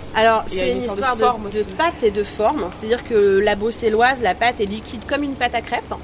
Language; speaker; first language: French; native; French